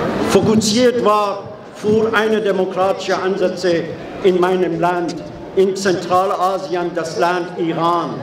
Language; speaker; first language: German; non-native, fluent; Persian